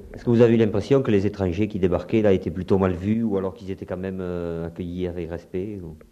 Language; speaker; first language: French; native; French